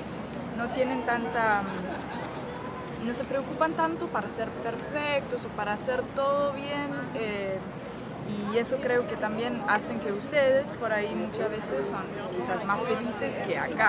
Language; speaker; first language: Spanish; non-native, fluent; Danish